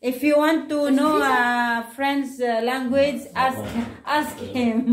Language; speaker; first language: English; non-native, learner; Filipino